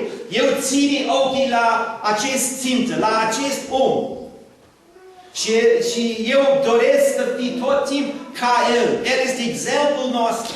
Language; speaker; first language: Romanian; non-native, learner; English